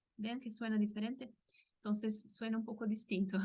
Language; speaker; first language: Spanish; non-native, fluent; Portuguese